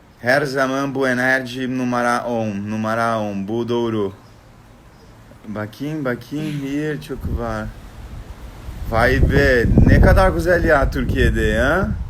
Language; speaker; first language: Turkish; non-native, learner; Portuguese